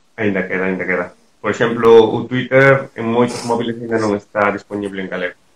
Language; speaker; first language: Galician; native; Galician